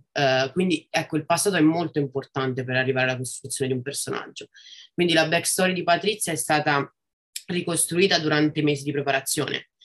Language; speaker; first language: Italian; native; Italian